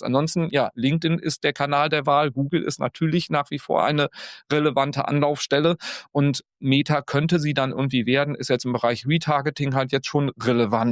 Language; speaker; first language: German; native; German